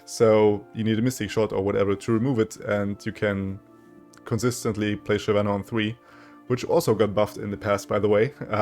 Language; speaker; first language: English; non-native, fluent; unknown